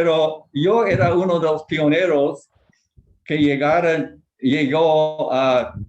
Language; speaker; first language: Spanish; non-native, fluent; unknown